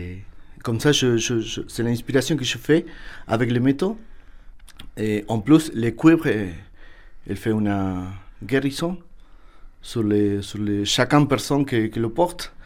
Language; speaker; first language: French; non-native, learner; Spanish